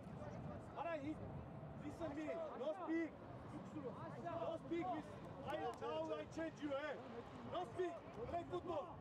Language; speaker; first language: English; non-native, learner; Armenian